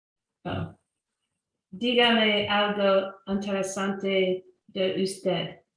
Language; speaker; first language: Spanish; non-native, learner; English